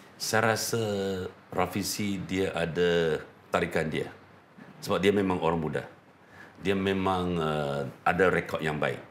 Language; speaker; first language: Malay; non-native, local second language; Chinese